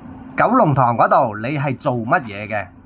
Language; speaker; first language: Cantonese; native; Cantonese